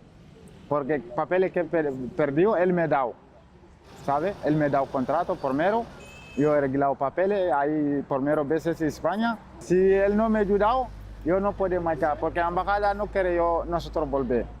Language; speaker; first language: Spanish; non-native, learner; Bambara